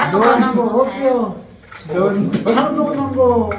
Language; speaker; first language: Korean; non-native, learner; Urdu